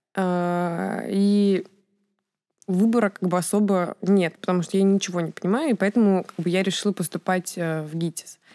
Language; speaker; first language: Russian; native; Russian